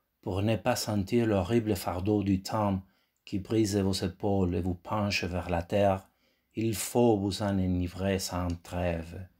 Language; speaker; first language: French; non-native, fluent; Spanish